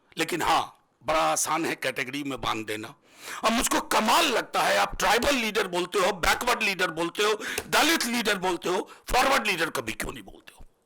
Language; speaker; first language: Hindi; native; Hindi